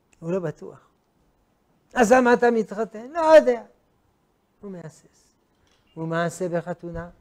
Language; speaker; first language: Hebrew; non-native, fluent; French